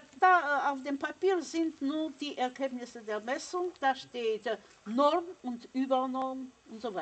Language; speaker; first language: German; non-native, fluent; Russian